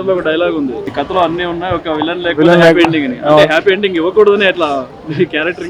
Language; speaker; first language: Telugu; native; Telugu